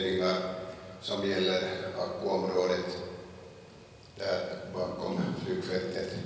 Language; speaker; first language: Swedish; non-native, local second language; Finnish